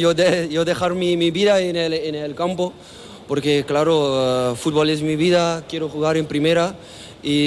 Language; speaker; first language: Spanish; non-native, learner; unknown